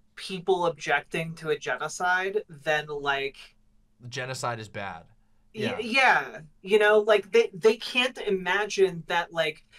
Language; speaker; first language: English; native; English